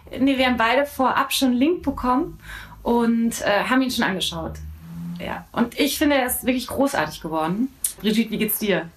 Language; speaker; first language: German; native; German